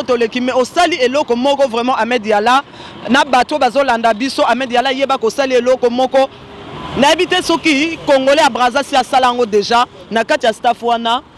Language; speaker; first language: Lingala; native; Lingala